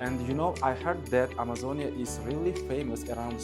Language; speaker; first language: English; non-native, local second language; Uzbek